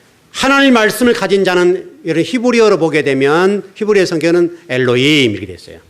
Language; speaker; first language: Korean; native; Korean